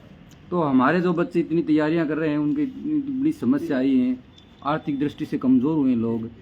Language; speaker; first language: Hindi; native; Hindi